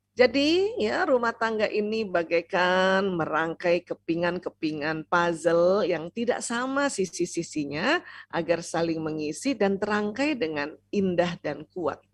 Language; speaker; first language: Indonesian; native; Indonesian